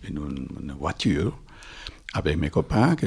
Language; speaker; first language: French; non-native, fluent; Spanish